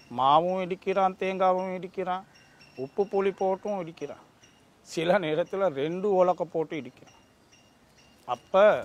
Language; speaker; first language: Tamil; non-native, local second language; Sinhala